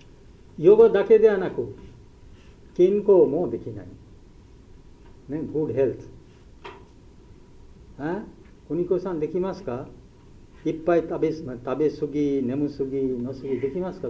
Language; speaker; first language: Japanese; non-native, learner; Bangla